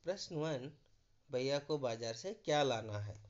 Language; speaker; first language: Hindi; non-native, local second language; Kannada